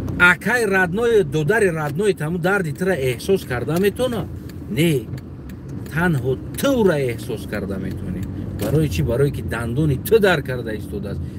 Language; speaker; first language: Tajik; non-native, local second language; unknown